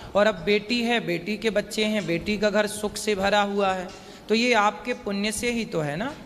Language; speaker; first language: Hindi; native; Hindi